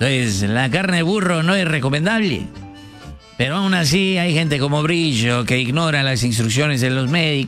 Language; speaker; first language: Spanish; native; Spanish